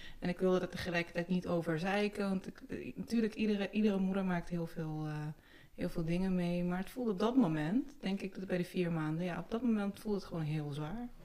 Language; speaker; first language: Dutch; early bilingual, other home language; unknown